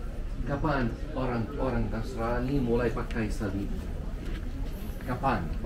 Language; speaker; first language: Indonesian; non-native, learner; Arabic